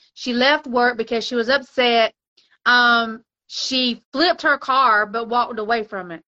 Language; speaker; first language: English; native; English